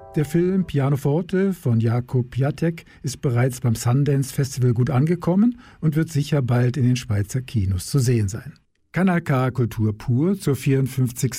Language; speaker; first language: German; native; German